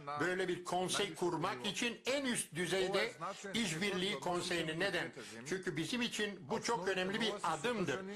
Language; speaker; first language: Turkish; non-native, learner; Macedonian